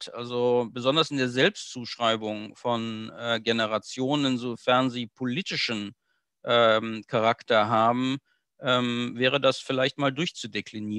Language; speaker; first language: German; native; German